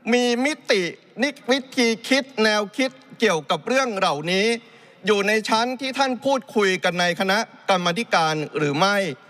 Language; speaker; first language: Thai; native; Thai